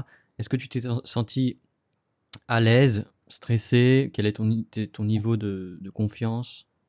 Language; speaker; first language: French; native; French